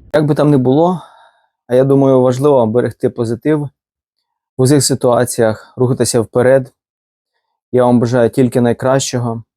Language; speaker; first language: Ukrainian; native; Ukrainian